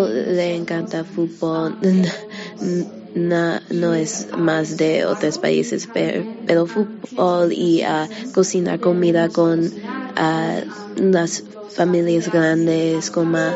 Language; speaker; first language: Spanish; early bilingual, heritage; Spanish